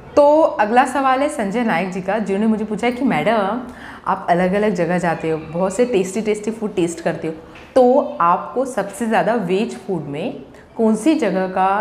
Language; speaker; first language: Hindi; non-native, local second language; Marathi